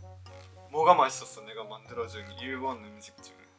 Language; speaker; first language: Korean; non-native, fluent; Japanese